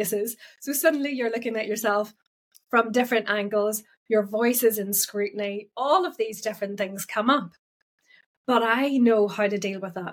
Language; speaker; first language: English; native; English